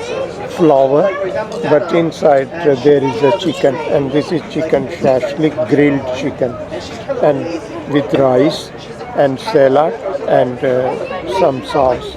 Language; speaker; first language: English; non-native, fluent; Urdu